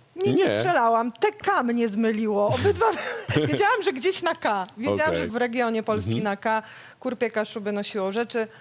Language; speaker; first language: Polish; native; Polish